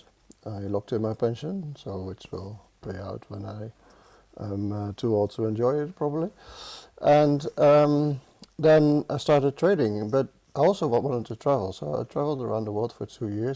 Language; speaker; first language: English; non-native, fluent; Dutch